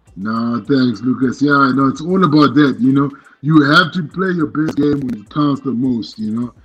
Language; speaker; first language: English; non-native, local second language; Shona